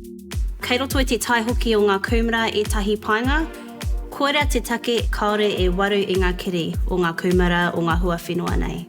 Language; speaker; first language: Māori; non-native, local second language; English